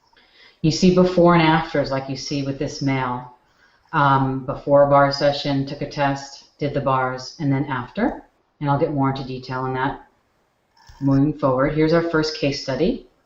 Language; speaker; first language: English; native; English